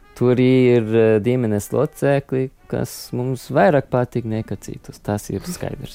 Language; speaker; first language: Latvian; non-native, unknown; English